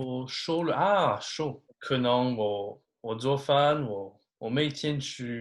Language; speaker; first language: Chinese; non-native, learner; French